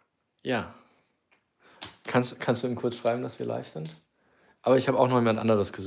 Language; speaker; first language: German; native; German